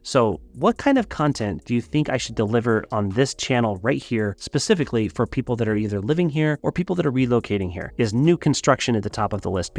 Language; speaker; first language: English; native; English